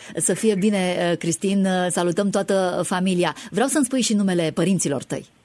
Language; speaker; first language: Romanian; native; Romanian